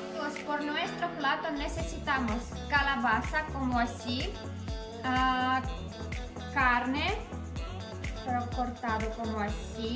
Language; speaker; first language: Spanish; non-native, learner; Polish